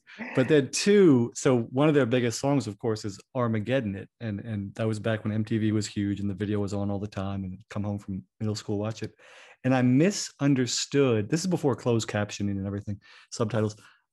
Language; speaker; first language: English; native; English